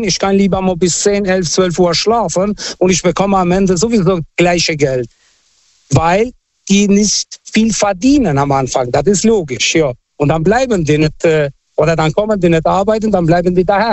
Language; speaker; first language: German; non-native, fluent; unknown